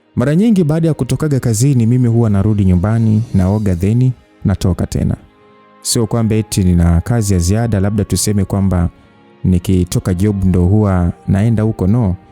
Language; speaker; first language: Swahili; native; Swahili